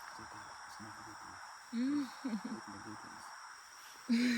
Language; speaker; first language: English; non-native, local second language; Spanish